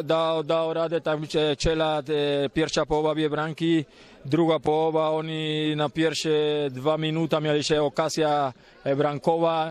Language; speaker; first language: Polish; non-native, learner; Spanish